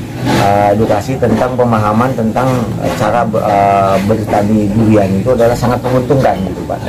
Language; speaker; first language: Indonesian; native; Indonesian